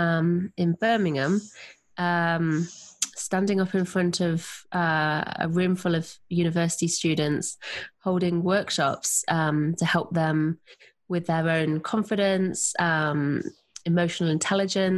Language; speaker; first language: English; native; English